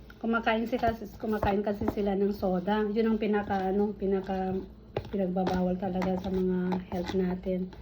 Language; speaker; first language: Filipino; non-native, local second language; Iloko